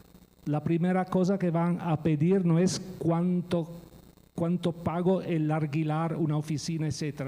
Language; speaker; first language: Spanish; non-native, fluent; Italian